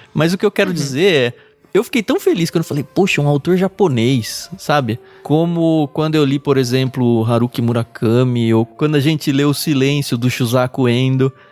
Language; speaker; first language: Portuguese; native; Portuguese